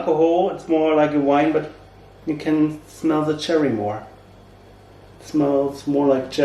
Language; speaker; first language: English; non-native, learner; German